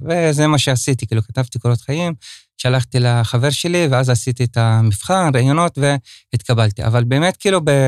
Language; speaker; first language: Hebrew; non-native, local second language; Arabic